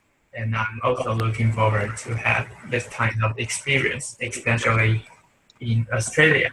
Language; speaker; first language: English; non-native, learner; Chinese